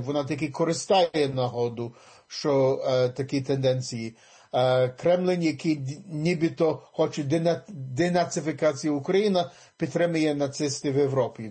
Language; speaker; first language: Ukrainian; early bilingual, heritage; English